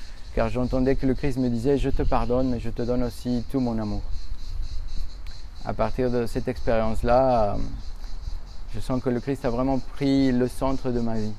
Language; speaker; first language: French; non-native, fluent; Spanish